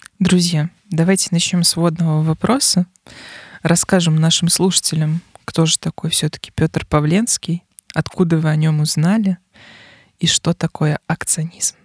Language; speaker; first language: Russian; native; Russian